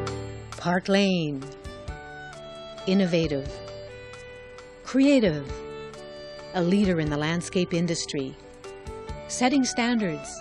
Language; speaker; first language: English; native; English